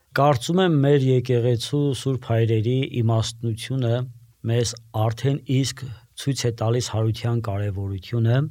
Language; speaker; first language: Armenian; native; Armenian